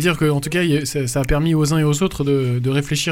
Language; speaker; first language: French; native; French